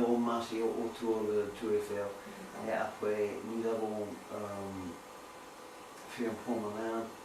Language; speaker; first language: French; non-native, learner; English